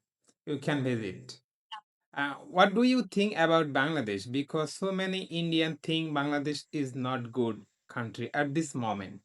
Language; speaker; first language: English; non-native, learner; Bangla